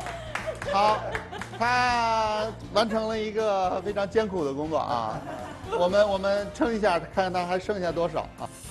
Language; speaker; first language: Chinese; native; Chinese